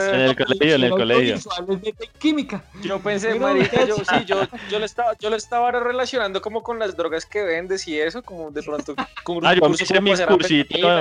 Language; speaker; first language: Spanish; native; Spanish